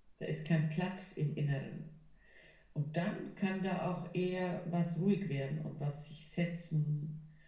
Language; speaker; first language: German; non-native, fluent; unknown